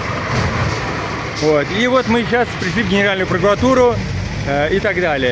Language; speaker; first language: Russian; non-native, local second language; Uzbek